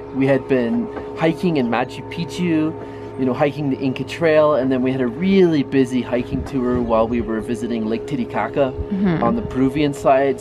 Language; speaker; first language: English; native; English